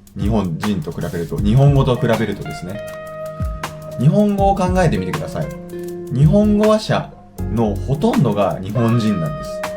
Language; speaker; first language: Japanese; native; Japanese